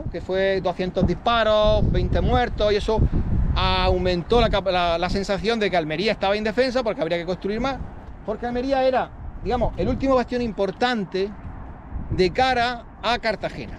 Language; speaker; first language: Spanish; native; Spanish